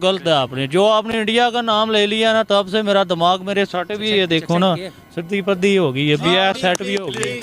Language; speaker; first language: Hindi; non-native, local second language; Punjabi